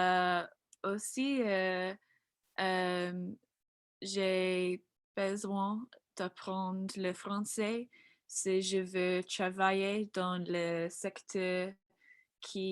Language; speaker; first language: French; non-native, learner; English